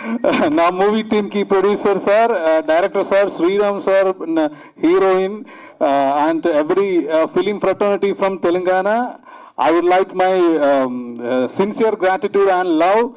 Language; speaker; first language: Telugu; non-native, learner; Malayalam